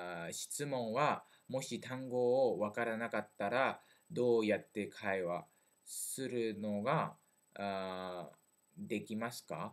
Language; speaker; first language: Japanese; non-native, learner; French